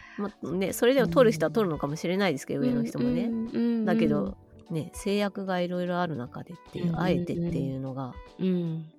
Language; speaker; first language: Japanese; native; Japanese